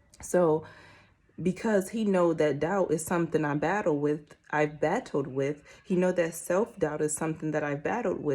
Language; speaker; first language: English; native; English